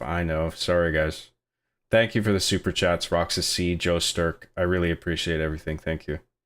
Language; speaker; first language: English; native; English